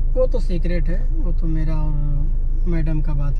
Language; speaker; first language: Hindi; native; Hindi